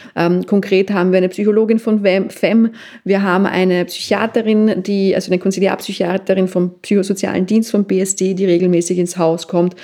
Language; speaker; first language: German; native; German